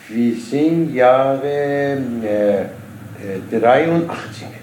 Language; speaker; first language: German; non-native, learner; Persian